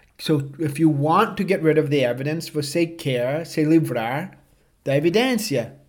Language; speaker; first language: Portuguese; non-native, fluent; English